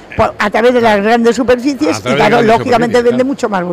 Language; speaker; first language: Spanish; native; Spanish